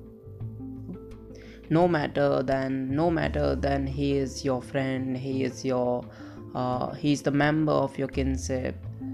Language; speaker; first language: English; non-native, local second language; Hindi